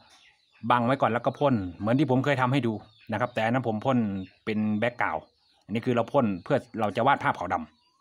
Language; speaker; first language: Thai; native; Thai